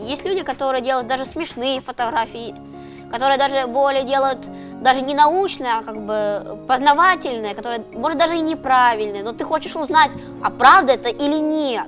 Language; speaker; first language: Russian; native; Russian